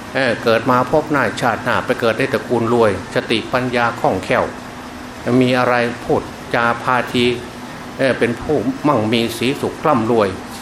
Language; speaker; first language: Thai; non-native, local second language; Northeastern Thai